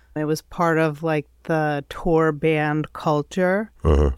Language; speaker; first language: English; native; English